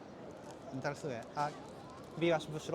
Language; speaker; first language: Polish; non-native, learner; Japanese